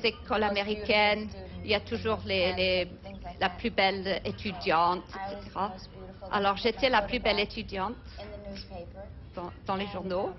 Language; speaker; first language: French; non-native, learner; English